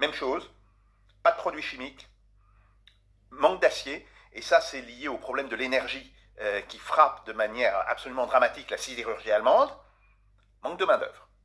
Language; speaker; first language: French; native; French